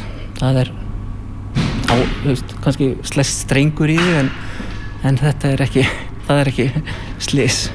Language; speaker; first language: Icelandic; native; Icelandic